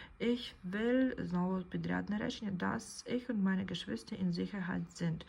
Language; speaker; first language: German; non-native, fluent; Ukrainian